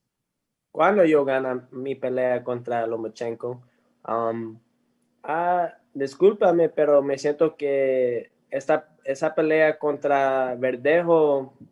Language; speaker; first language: Spanish; early bilingual, heritage; English